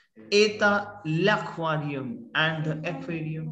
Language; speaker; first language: French; non-native, fluent; Hindi